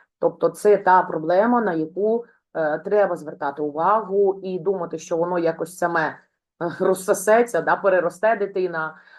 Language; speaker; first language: Ukrainian; non-native, local second language; Russian